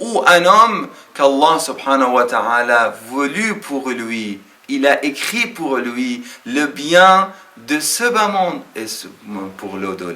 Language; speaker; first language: French; non-native, fluent; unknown